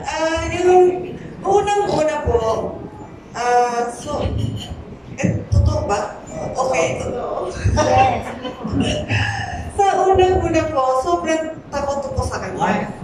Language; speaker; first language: Filipino; non-native, learner; Japanese